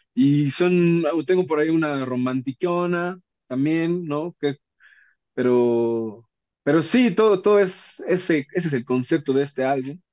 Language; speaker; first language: Spanish; native; Spanish